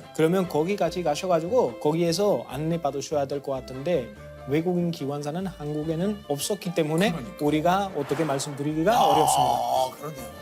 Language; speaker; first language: Korean; non-native, fluent; Spanish